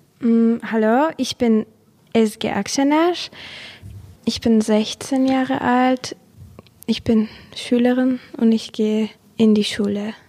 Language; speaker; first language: German; non-native, fluent; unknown